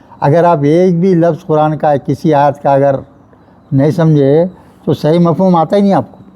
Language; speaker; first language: Urdu; native; Urdu